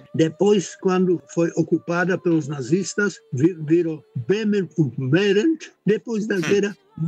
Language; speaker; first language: Portuguese; non-native, fluent; Czech